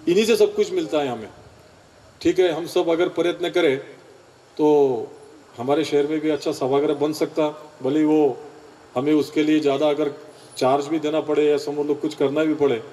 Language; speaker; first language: Hindi; non-native, local second language; Marathi